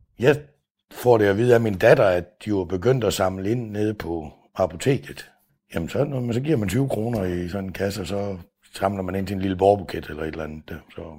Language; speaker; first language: Danish; native; Danish